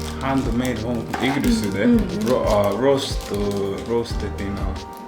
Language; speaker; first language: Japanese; non-native, learner; English